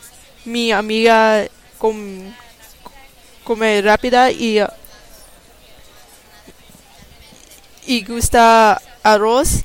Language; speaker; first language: Spanish; non-native, learner; English